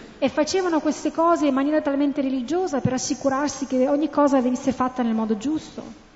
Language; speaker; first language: Italian; non-native, fluent; English